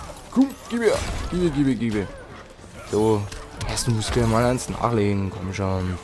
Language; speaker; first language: German; native; German